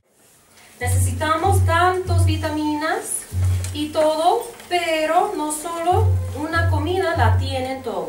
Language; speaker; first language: Spanish; non-native, learner; English